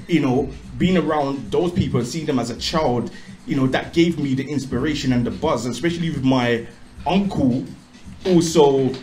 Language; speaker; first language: English; native; English